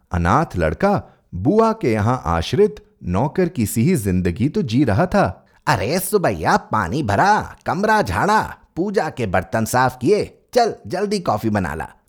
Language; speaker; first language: Hindi; native; Hindi